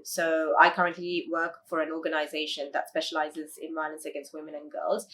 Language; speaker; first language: English; early bilingual, other home language; Tamil